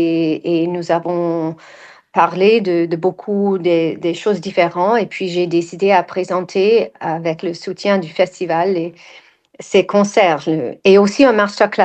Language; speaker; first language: French; non-native, fluent; English